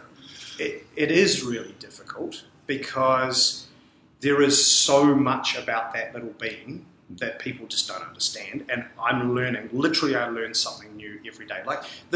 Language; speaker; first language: English; native; English